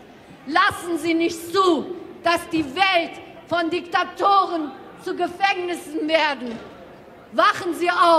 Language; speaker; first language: German; non-native, fluent; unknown